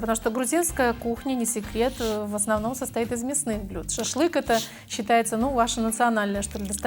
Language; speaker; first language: Russian; native; Russian